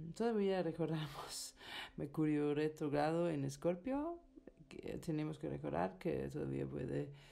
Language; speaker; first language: Spanish; non-native, fluent; Danish